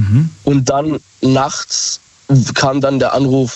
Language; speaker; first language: German; native; German